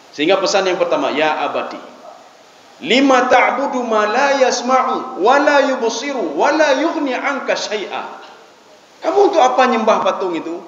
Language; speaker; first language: Malay; non-native, local second language; Achinese